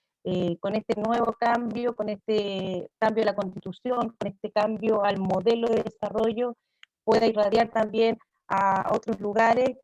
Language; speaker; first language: Spanish; native; Spanish